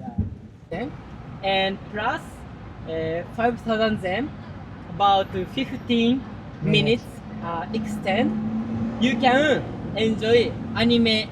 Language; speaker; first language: English; non-native, learner; Japanese